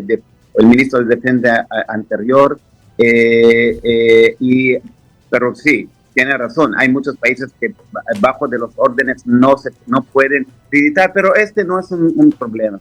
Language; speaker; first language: Spanish; non-native, fluent; Hebrew